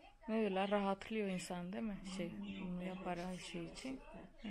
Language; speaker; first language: Turkish; non-native, learner; Spanish